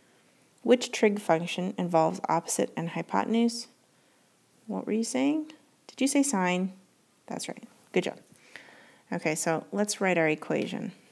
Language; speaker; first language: English; native; English